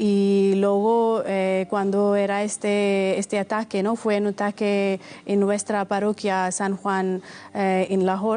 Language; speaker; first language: Spanish; non-native, fluent; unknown